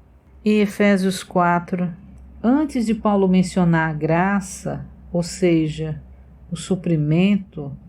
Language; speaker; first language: Portuguese; native; Portuguese